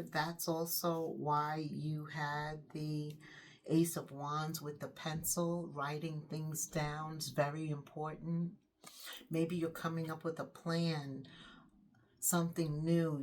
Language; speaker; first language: English; native; English